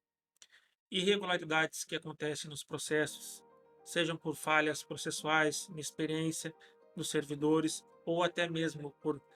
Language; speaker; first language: Portuguese; native; Portuguese